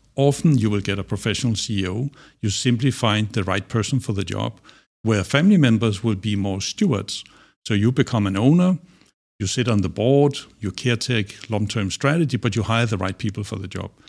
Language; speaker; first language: English; non-native, fluent; Danish